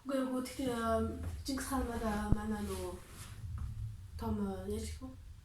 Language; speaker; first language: Mongolian; early bilingual, heritage; Mongolian